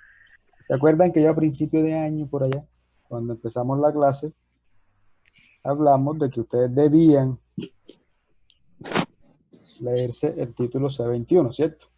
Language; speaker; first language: Spanish; native; Spanish